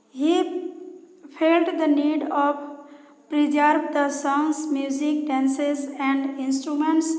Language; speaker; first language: English; non-native, local second language; Assamese